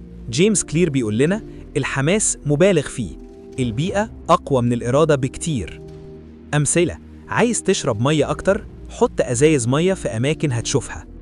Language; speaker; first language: Arabic; native; Arabic